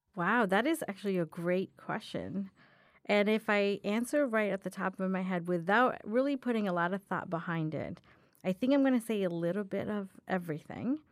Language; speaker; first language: English; early bilingual, other home language; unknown